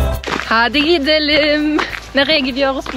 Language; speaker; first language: Turkish; non-native, learner; German